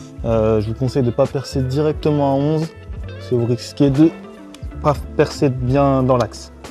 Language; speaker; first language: French; native; French